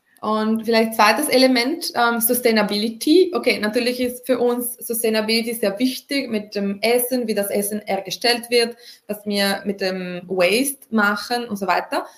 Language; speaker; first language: German; non-native, fluent; Italian